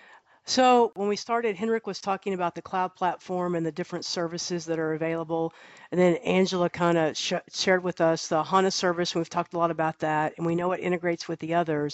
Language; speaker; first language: English; native; English